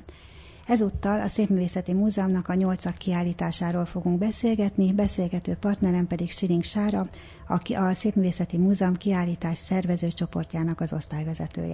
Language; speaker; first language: Hungarian; native; Hungarian